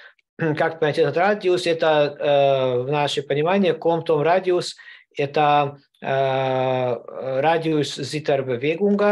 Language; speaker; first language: Russian; non-native, learner; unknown